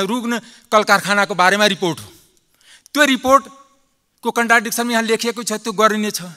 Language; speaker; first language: Nepali; non-native, local second language; Maithili